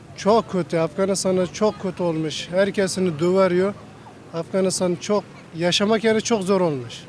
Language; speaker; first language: Turkish; non-native, learner; Persian